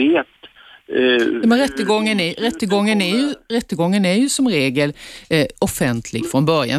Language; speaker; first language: Swedish; native; Swedish